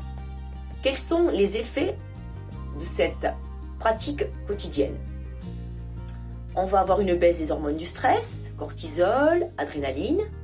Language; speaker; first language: French; native; French